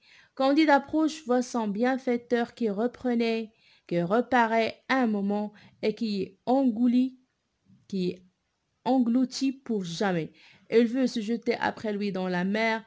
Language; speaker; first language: French; non-native, local second language; Arabic